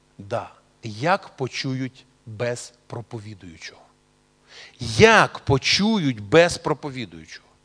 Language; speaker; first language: Ukrainian; non-native, local second language; Russian